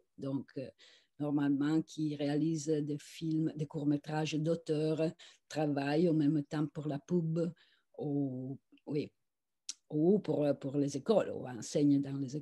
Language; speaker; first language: French; non-native, fluent; Italian